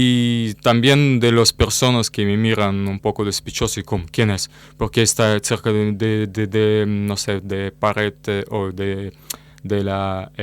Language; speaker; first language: Spanish; non-native, learner; Russian